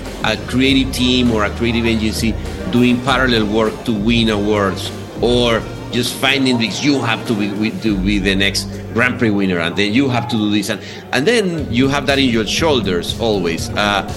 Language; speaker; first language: English; non-native, fluent; Spanish